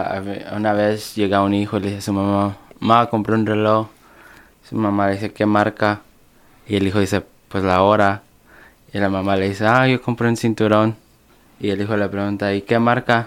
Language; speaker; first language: Spanish; early bilingual, other home language; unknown